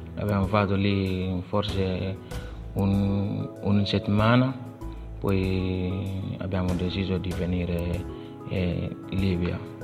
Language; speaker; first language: Italian; non-native, learner; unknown